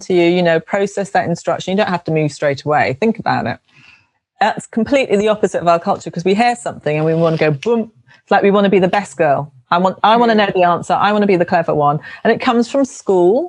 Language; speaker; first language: English; native; English